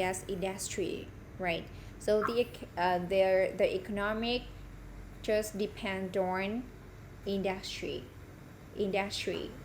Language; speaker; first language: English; non-native, fluent; Vietnamese